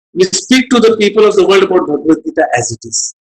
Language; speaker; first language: English; non-native, local second language; Hindi